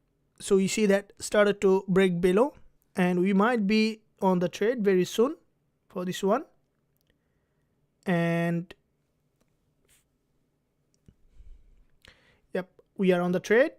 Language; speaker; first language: English; non-native, fluent; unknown